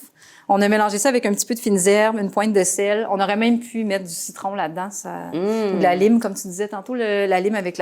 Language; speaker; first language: French; native; French